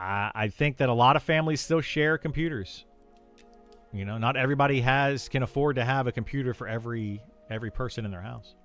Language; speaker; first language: English; native; English